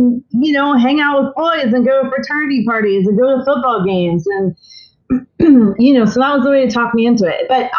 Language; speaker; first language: English; native; English